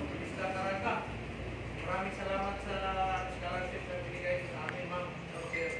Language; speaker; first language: Filipino; non-native, local second language; Cebuano